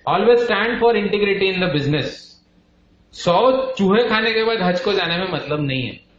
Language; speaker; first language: Hindi; non-native, local second language; Marathi